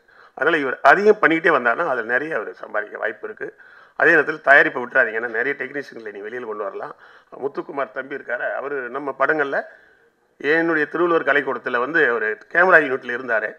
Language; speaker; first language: Tamil; native; Tamil